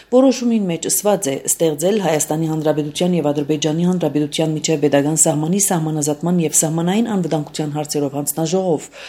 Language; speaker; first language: Armenian; early bilingual, heritage; Armenian